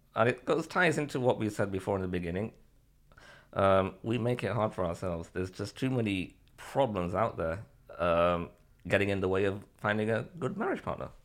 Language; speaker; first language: English; native; English